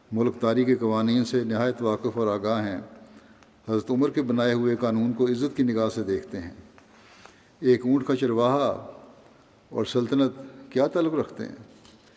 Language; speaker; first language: Urdu; native; Urdu